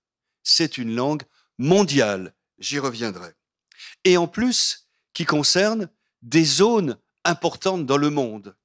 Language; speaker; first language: French; native; French